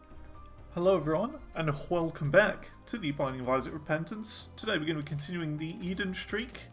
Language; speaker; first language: English; native; English